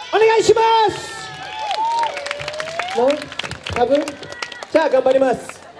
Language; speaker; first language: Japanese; non-native, learner; English